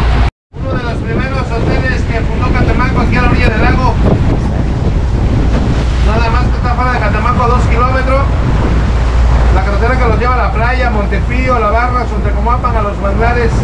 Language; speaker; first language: Spanish; native; Spanish